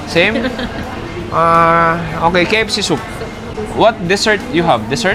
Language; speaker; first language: English; non-native, local second language; Filipino